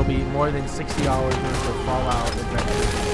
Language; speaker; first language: English; native; English